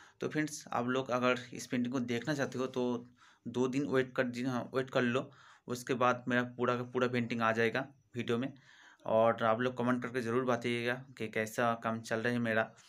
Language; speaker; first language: Hindi; non-native, local second language; Bangla